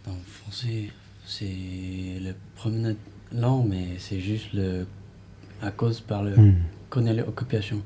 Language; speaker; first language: French; non-native, learner; English